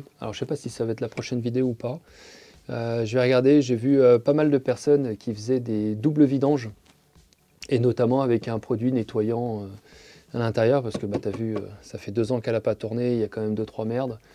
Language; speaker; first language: French; native; French